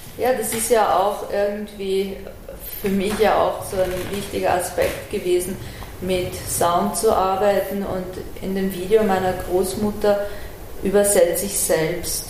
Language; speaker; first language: German; early bilingual, other home language; Persian